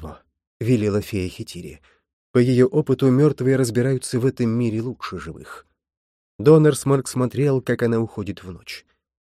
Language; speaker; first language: Russian; native; Russian